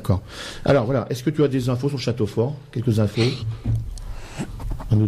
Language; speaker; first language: French; native; French